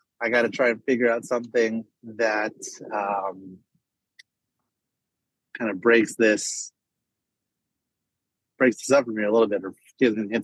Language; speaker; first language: English; native; English